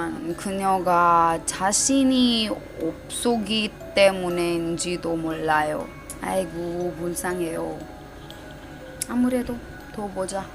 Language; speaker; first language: Korean; non-native, learner; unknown